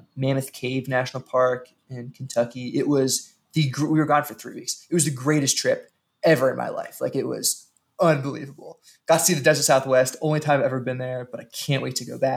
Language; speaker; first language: English; native; English